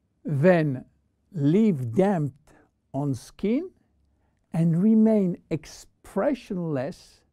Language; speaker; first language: English; non-native, fluent; French